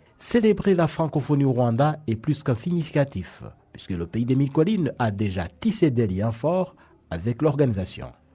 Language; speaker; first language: French; non-native, local second language; Kinyarwanda